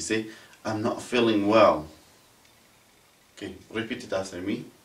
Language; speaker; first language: English; non-native, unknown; Central Kurdish